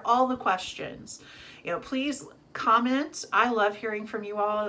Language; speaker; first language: English; native; English